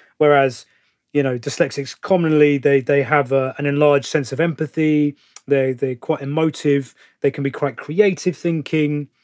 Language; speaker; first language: English; native; English